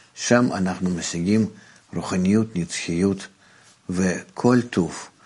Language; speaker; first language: Hebrew; non-native, fluent; Russian